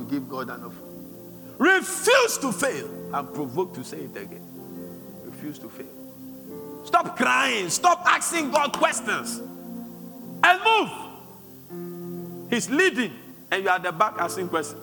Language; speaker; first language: English; non-native, local second language; Akan